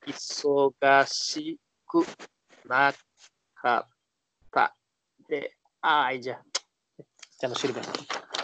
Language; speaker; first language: Japanese; non-native, learner; Spanish